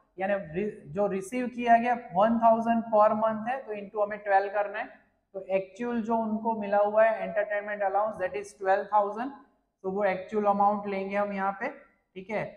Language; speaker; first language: Hindi; non-native, local second language; Gujarati